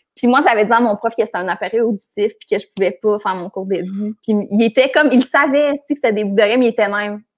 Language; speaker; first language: French; native; French